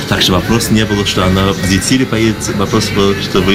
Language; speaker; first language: Russian; early bilingual, heritage; Russian